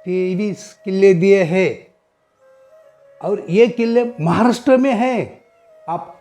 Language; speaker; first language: Hindi; non-native, local second language; Marathi